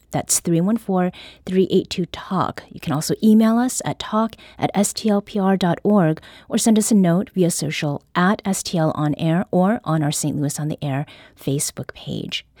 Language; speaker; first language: English; early bilingual, other home language; Korean